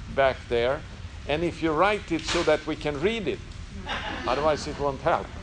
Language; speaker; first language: English; non-native, fluent; Swedish